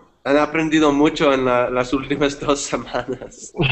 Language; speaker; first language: Spanish; non-native, fluent; English